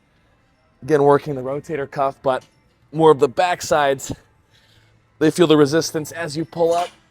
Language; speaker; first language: English; native; English